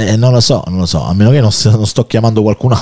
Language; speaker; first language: Italian; native; Italian